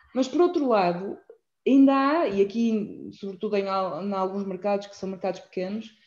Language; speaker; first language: Portuguese; native; Portuguese